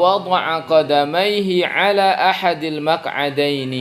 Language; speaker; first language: Arabic; non-native, fluent; Indonesian